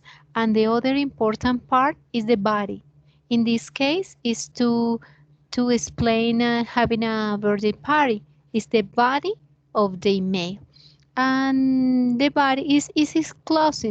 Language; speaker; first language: English; non-native, learner; Spanish